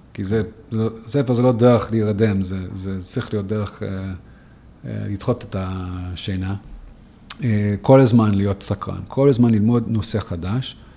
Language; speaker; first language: Hebrew; non-native, fluent; English